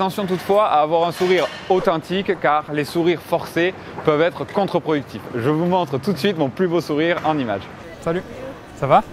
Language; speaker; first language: French; native; French